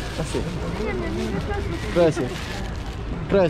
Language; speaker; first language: Spanish; non-native, learner; English